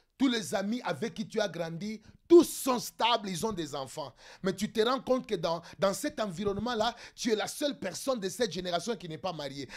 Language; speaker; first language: French; non-native, local second language; Lingala